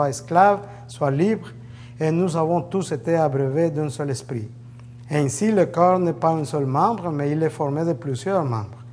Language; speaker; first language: French; native; French